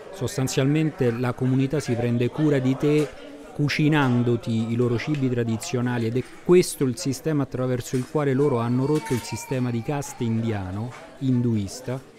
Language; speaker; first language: Italian; native; Italian